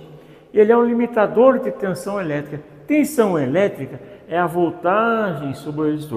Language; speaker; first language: Portuguese; native; Portuguese